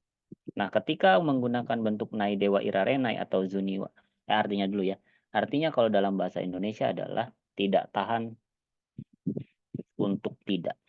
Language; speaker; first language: Indonesian; native; Indonesian